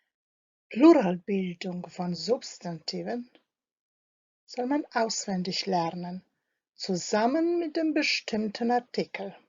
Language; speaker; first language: German; non-native, fluent; Croatian